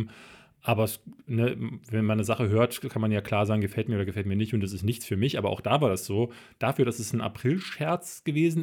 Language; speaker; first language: German; native; German